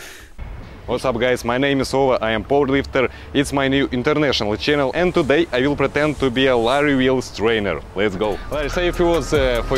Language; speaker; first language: English; non-native, learner; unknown